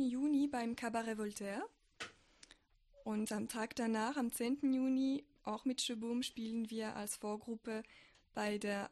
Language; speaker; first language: German; non-native, fluent; French